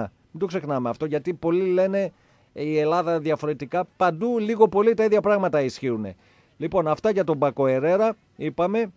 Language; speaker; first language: Greek; native; Greek